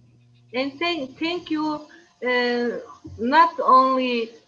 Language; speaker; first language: English; non-native, learner; Turkish